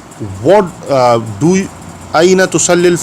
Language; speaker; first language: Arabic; non-native, fluent; Urdu